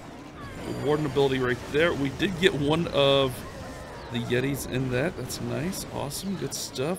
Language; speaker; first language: English; native; English